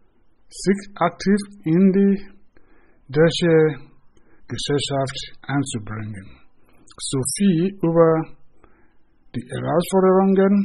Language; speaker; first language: German; non-native, fluent; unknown